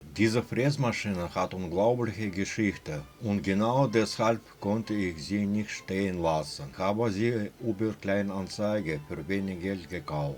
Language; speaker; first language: German; non-native, fluent; Russian